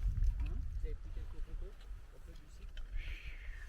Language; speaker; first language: French; native; French